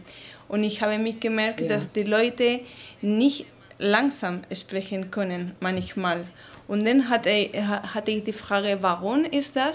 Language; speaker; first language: German; non-native, learner; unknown